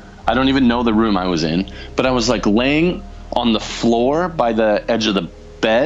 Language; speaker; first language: English; native; English